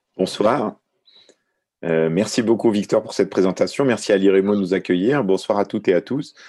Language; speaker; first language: French; early bilingual, other home language; Arabic